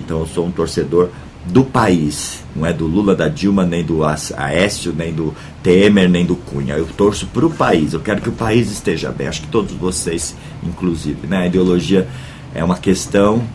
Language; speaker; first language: Portuguese; native; Portuguese